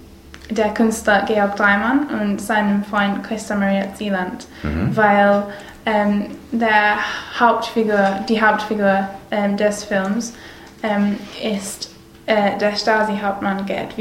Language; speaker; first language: German; non-native, learner; English